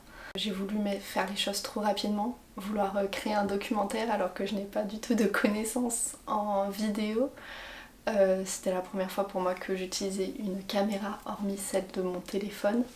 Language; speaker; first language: French; native; French